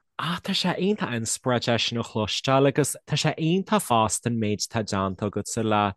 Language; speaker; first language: Irish; native; Irish